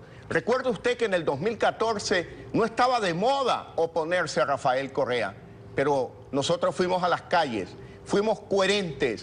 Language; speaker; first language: Spanish; native; Spanish